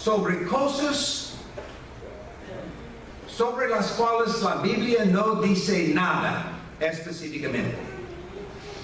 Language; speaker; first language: Spanish; non-native, fluent; English